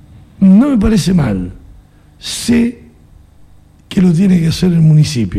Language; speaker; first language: Spanish; native; Spanish